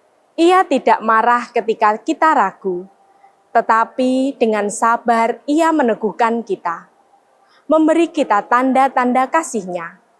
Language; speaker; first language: Indonesian; native; Indonesian